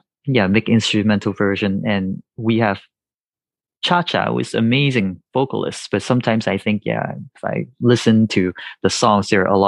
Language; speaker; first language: English; non-native, local second language; Cantonese